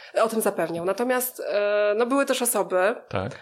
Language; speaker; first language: Polish; native; Polish